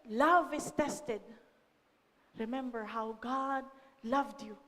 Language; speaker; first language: English; non-native, local second language; Filipino